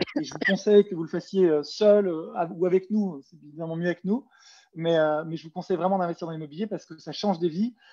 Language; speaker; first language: French; native; French